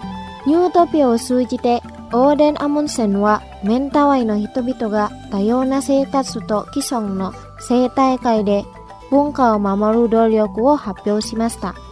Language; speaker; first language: Japanese; non-native, fluent; Indonesian